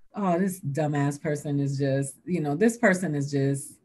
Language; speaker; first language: English; early bilingual, other home language; Spanish